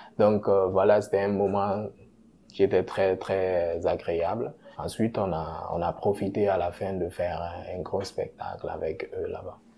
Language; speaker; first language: French; non-native, local second language; Susu